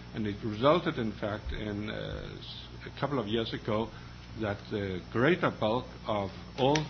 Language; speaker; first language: English; non-native, fluent; Danish